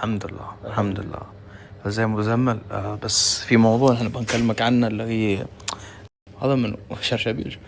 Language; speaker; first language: Arabic; native; Arabic